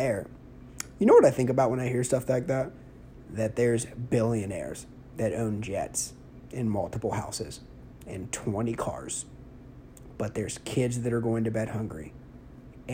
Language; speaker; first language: English; native; English